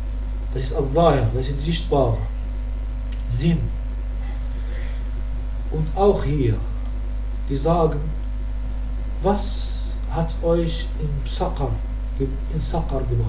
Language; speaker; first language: German; non-native, learner; Arabic